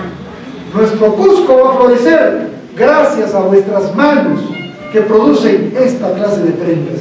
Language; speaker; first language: Spanish; native; Spanish